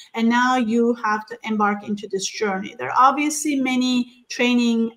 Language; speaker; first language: English; non-native, fluent; Turkish